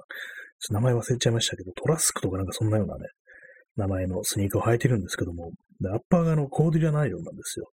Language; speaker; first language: Japanese; native; Japanese